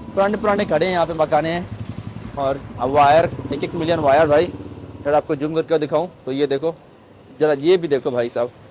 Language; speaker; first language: Hindi; native; Hindi